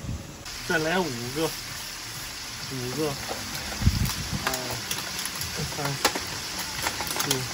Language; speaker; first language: Chinese; native; Chinese